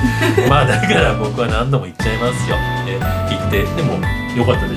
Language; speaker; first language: Japanese; native; Japanese